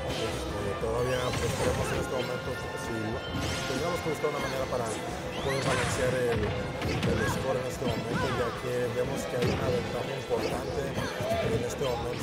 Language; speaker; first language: Spanish; native; Spanish